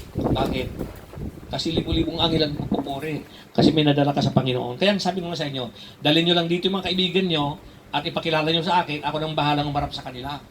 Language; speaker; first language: Filipino; native; Filipino